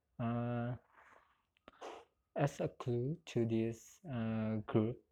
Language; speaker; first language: English; non-native, learner; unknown